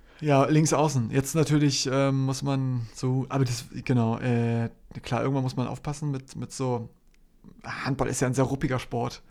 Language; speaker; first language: German; early bilingual, other home language; Polish